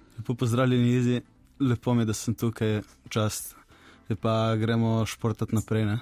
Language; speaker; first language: Slovenian; native; Slovenian